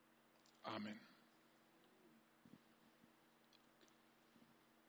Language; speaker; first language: German; native; German